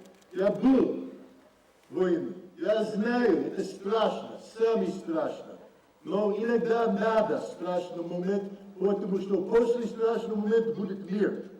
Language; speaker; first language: Russian; non-native, learner; English